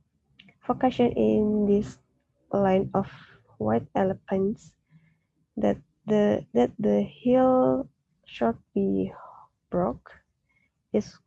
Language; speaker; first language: English; non-native, learner; Indonesian